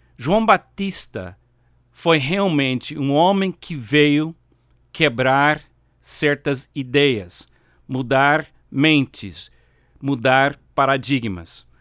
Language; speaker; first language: Portuguese; non-native, fluent; English